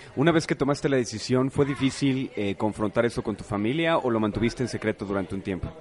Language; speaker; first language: Spanish; native; Spanish